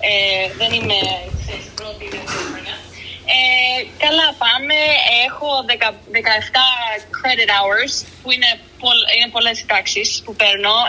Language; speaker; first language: Greek; early bilingual, other home language; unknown